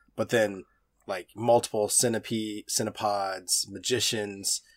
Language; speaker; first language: English; native; English